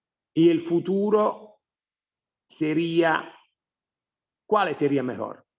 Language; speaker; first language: Spanish; non-native, fluent; Italian